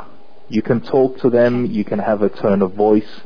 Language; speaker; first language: English; native; English